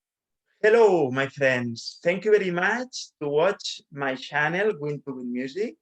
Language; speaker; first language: English; non-native, learner; Spanish